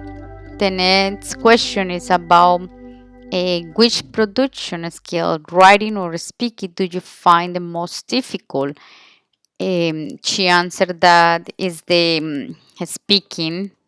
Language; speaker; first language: English; non-native, learner; Spanish